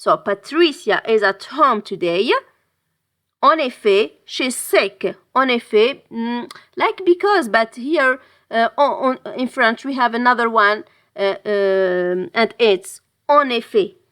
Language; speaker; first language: English; non-native, fluent; French